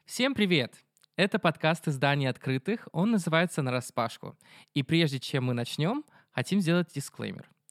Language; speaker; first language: Russian; native; Russian